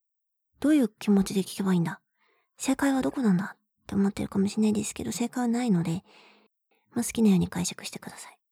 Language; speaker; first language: Japanese; native; Japanese